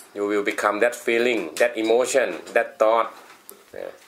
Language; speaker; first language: English; non-native, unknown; Thai